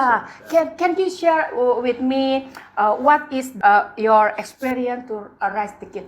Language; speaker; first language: English; non-native, learner; Indonesian